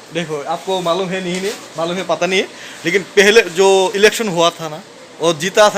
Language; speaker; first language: Hindi; non-native, fluent; Bangla